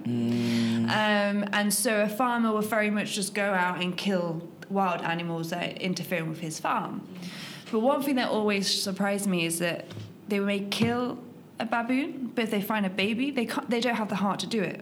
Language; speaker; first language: English; native; English